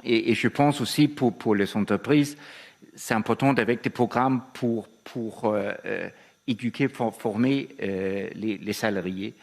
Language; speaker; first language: French; non-native, fluent; Danish